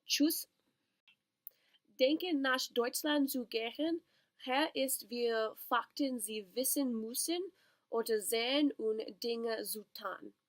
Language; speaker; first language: German; non-native, learner; English